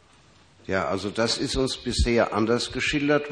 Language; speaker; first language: German; native; German